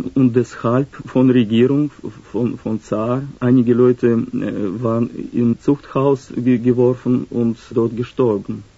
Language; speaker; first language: German; non-native, learner; Russian